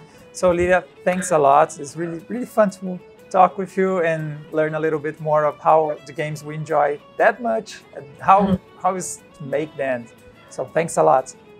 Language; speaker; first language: English; non-native, fluent; Portuguese